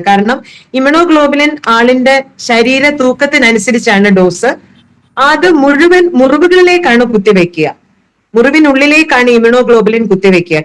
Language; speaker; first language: Malayalam; native; Malayalam